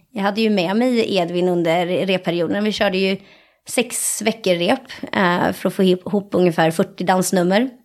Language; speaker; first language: Swedish; native; Swedish